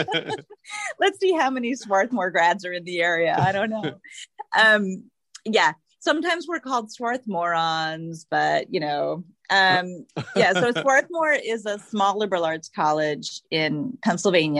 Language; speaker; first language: English; native; English